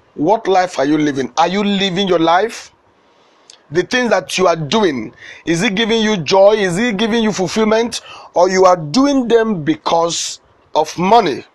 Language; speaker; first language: English; non-native, local second language; Igbo